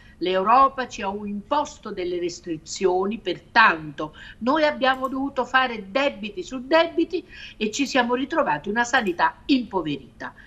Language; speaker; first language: Italian; native; Italian